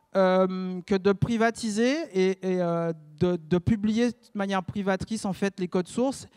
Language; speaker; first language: French; native; French